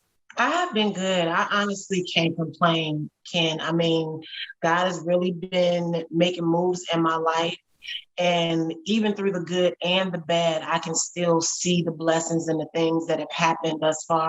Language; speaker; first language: English; native; English